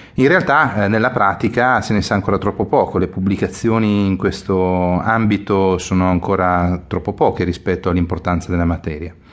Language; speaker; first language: Italian; native; Italian